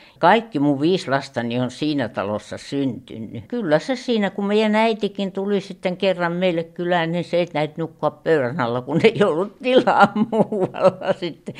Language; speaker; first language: Finnish; native; Finnish